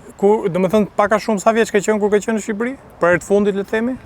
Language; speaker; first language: Albanian; native; Albanian